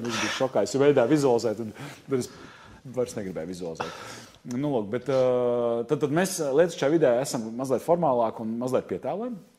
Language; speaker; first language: Latvian; native; Latvian